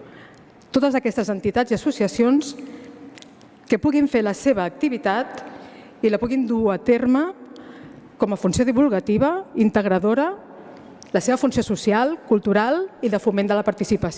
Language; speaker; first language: Catalan; native; Catalan